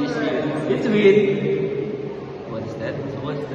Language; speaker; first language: English; non-native, learner; Indonesian